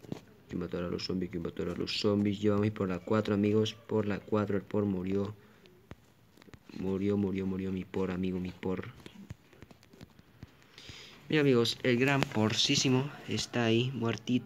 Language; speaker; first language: Spanish; native; Spanish